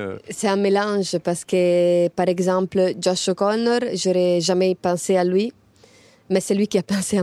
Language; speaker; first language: French; non-native, fluent; Italian